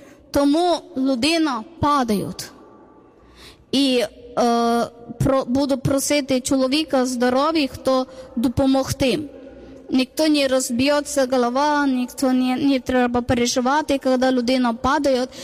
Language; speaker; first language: Ukrainian; non-native, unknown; Malayalam